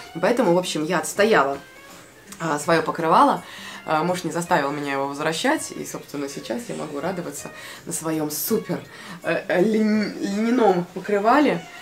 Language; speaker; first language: Russian; non-native, local second language; Latvian